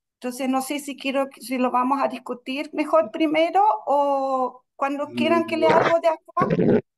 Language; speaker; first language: Spanish; non-native, fluent; Russian